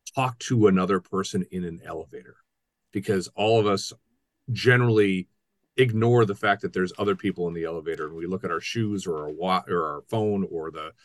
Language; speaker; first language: English; native; English